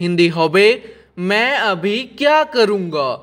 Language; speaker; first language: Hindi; non-native, local second language; Bangla